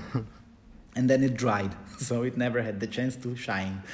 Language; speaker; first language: English; non-native, fluent; Polish